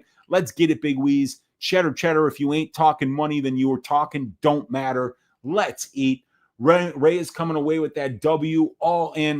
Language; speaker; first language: English; native; English